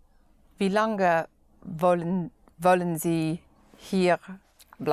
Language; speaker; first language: German; non-native, learner; English